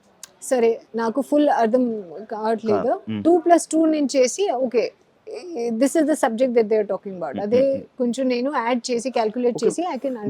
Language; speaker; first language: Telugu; non-native, local second language; Hindi